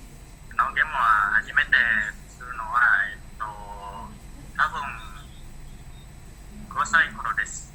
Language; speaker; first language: Japanese; non-native, learner; Indonesian